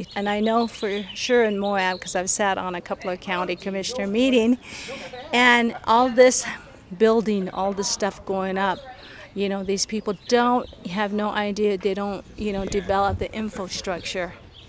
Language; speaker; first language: English; native; English